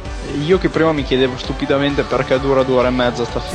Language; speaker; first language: Italian; native; Italian